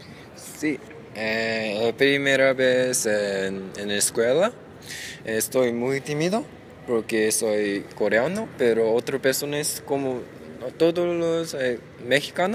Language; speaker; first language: Spanish; non-native, learner; Korean